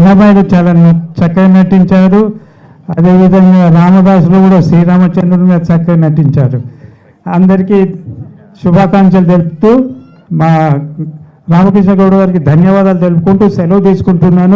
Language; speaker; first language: Telugu; native; Telugu